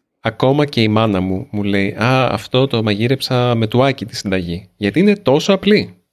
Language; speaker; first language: Greek; native; Greek